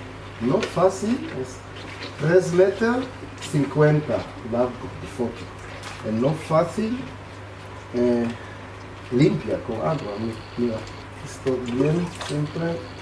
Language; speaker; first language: Spanish; non-native, learner; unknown